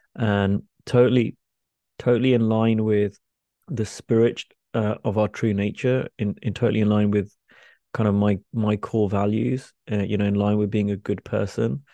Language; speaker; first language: English; native; English